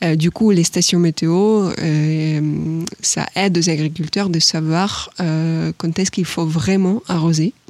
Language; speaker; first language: French; non-native, fluent; Ukrainian